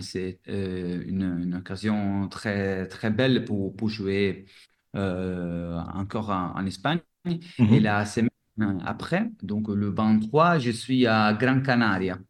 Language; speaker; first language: French; non-native, fluent; Italian